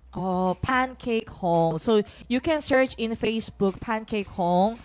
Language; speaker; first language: English; non-native, fluent; Korean